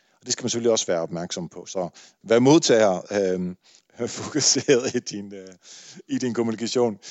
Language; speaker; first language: Danish; early bilingual, other home language; Dutch